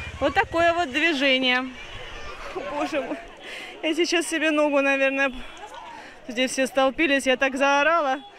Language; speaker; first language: Russian; native; Russian